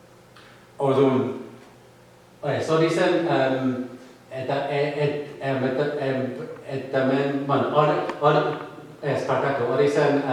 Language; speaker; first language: Basque; non-native, fluent; English